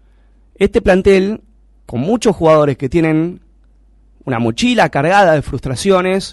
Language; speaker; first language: Spanish; native; Spanish